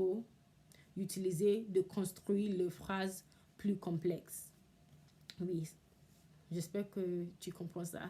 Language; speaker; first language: French; non-native, learner; English